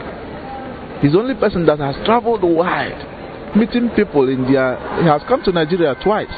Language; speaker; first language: English; non-native, local second language; Igbo